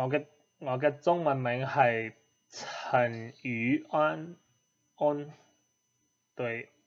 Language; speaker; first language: Chinese; non-native, learner; English